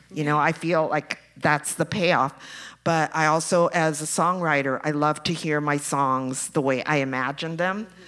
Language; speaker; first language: English; early bilingual, other home language; Spanish